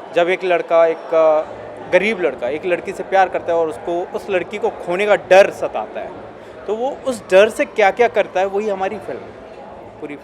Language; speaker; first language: Hindi; non-native, local second language; Telugu